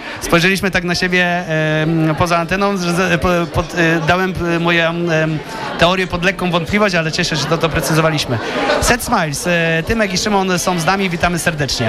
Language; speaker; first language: Polish; native; Polish